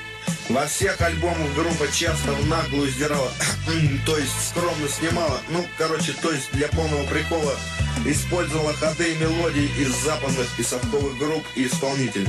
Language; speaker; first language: Russian; native; Russian